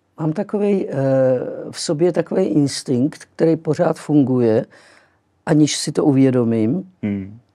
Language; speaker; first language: Czech; early bilingual, other home language; Greek